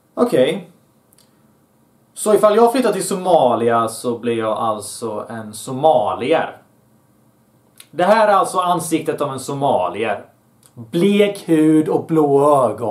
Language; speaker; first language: Swedish; early bilingual, other home language; Bosnian